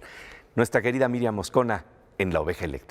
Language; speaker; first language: Spanish; native; Spanish